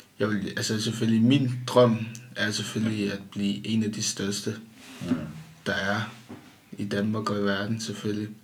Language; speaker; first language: Danish; early bilingual, other home language; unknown